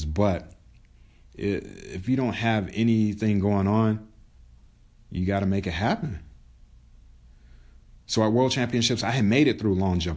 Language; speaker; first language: English; native; English